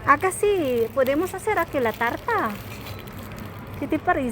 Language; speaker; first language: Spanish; non-native, learner; Filipino